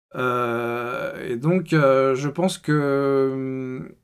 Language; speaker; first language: French; native; French